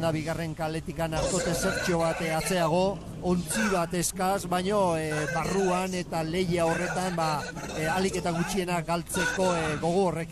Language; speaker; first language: Basque; native; Basque